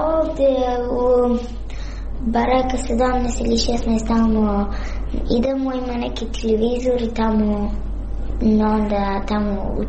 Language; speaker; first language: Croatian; non-native, learner; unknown